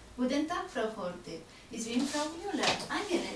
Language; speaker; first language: German; non-native, learner; Spanish